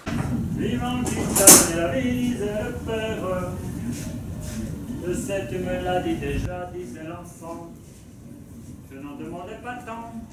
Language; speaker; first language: French; native; French